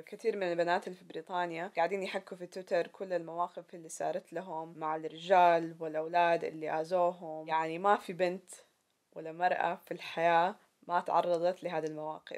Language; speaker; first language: Arabic; native; Arabic